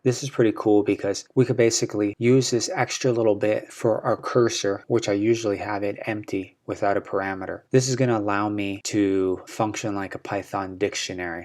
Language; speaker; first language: English; native; English